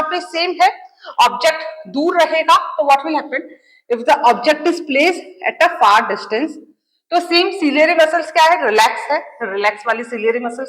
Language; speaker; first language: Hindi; native; Hindi